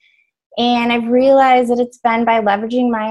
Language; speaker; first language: English; native; English